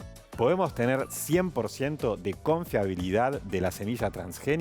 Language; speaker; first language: Spanish; native; Spanish